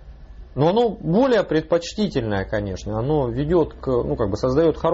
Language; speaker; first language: Russian; native; Russian